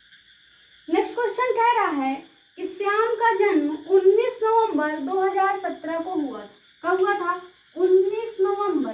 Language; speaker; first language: Hindi; native; Hindi